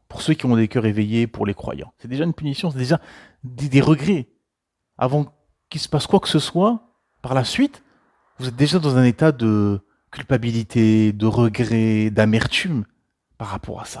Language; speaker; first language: French; native; French